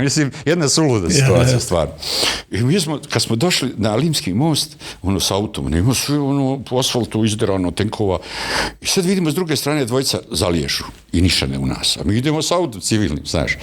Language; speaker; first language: Bosnian; native; Bosnian